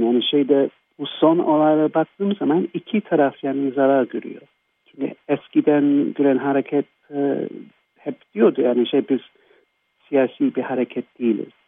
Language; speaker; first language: Turkish; non-native, fluent; English